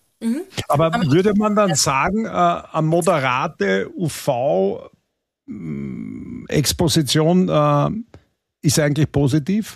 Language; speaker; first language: German; native; German